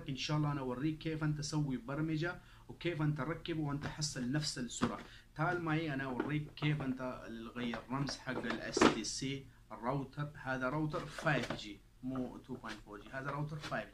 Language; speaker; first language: Arabic; non-native, learner; Urdu